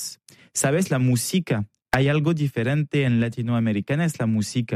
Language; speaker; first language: Spanish; non-native, learner; French